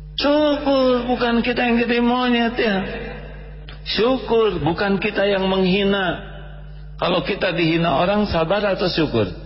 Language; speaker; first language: Indonesian; native; Indonesian